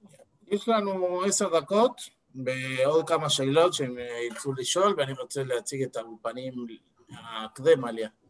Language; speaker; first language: Hebrew; non-native, fluent; Spanish